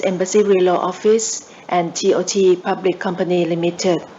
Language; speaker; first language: English; non-native, fluent; Thai